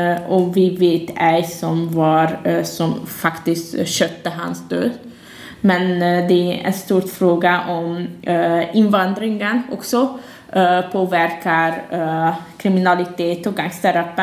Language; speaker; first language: Swedish; non-native, fluent; Hungarian